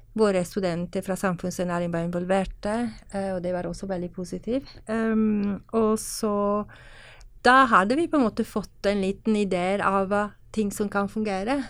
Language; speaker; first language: Norwegian; non-native, fluent; Italian